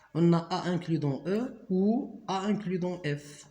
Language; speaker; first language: French; non-native, local second language; Arabic